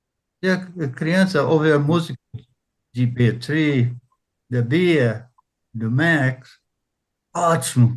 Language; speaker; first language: Portuguese; non-native, fluent; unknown